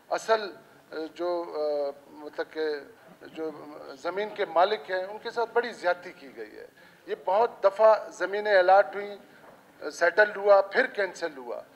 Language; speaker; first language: Urdu; non-native, local second language; Baluchi